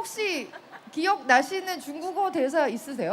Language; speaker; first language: Korean; native; Korean